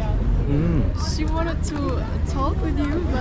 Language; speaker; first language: English; non-native, learner; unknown